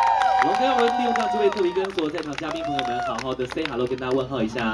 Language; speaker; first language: Chinese; native; Chinese